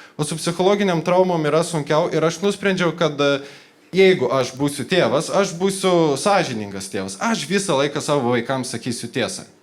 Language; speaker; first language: Lithuanian; non-native, local second language; Polish